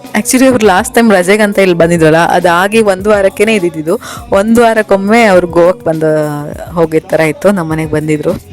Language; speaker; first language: Kannada; non-native, local second language; Tulu